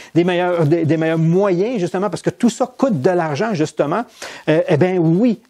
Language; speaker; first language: French; native; French